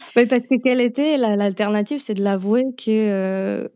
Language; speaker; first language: French; non-native, fluent; Slovak